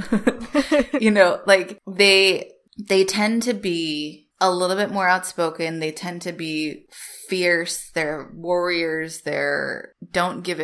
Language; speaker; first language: English; native; English